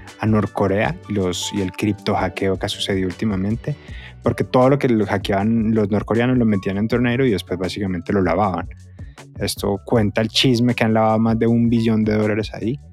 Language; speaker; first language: Spanish; native; Spanish